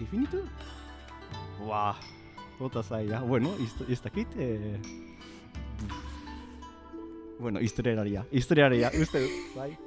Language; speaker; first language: Basque; non-native, fluent; Japanese